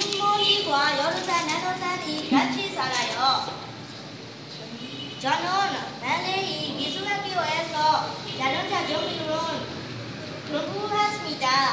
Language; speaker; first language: Korean; non-native, learner; Burmese